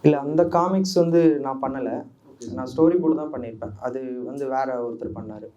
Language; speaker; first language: Tamil; native; Tamil